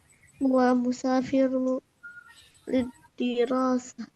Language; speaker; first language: Arabic; non-native, learner; Indonesian